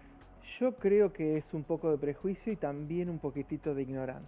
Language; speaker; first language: Spanish; early bilingual, other home language; Portuguese